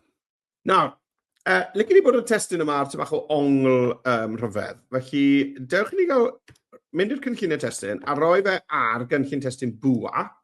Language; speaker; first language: Welsh; native; Welsh